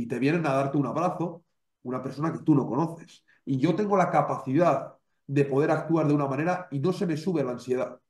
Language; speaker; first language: Spanish; native; Spanish